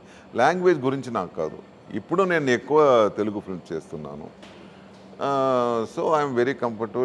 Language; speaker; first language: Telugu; non-native, fluent; Tamil